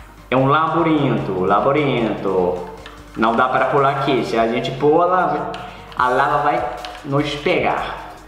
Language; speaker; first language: Portuguese; non-native, fluent; Swedish